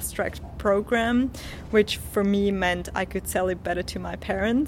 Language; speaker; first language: English; non-native, fluent; Swiss German